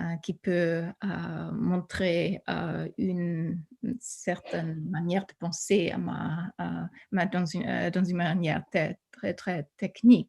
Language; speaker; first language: French; non-native, fluent; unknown